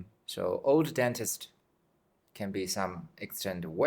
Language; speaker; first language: English; non-native, fluent; Chinese